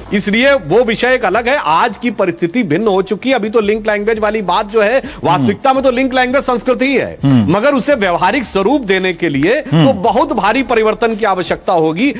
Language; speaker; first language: Hindi; native; Hindi